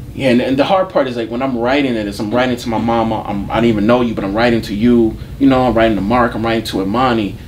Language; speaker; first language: English; native; English